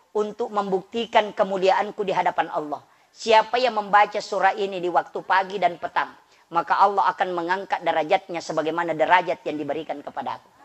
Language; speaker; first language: Indonesian; non-native, local second language; Buginese